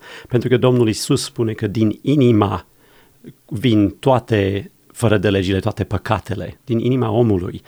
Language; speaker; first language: Romanian; non-native, fluent; English